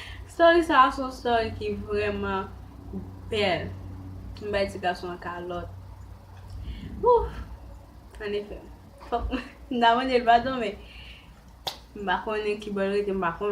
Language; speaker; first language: French; non-native, learner; Haitian Creole